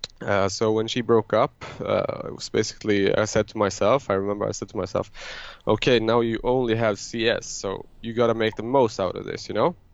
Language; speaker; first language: English; non-native, fluent; Swedish